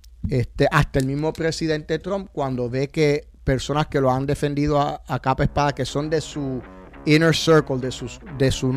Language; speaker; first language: Spanish; native; Spanish